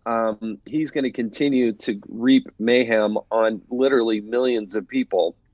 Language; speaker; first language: English; native; English